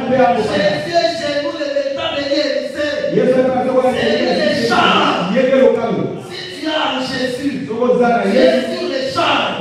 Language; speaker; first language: French; non-native, local second language; Lingala